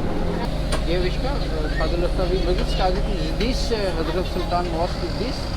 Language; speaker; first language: Russian; non-native, learner; Urdu